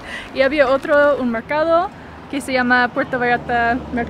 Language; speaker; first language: Spanish; non-native, fluent; English